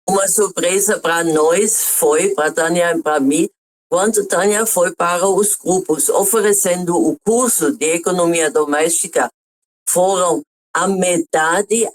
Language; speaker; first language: Portuguese; non-native, fluent; German